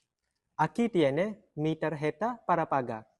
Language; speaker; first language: Spanish; non-native, learner; Malay